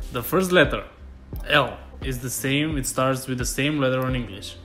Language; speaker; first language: English; non-native, fluent; Macedonian